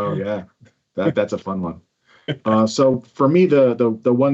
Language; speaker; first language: English; native; English